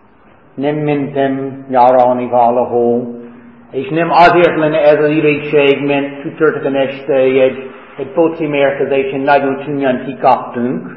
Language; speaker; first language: Hungarian; non-native, fluent; English